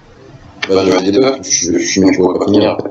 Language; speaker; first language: French; native; French